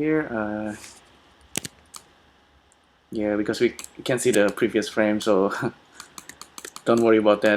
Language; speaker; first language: English; non-native, fluent; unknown